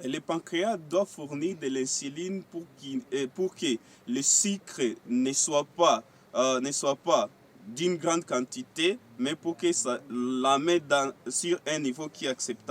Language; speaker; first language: French; non-native, local second language; Swahili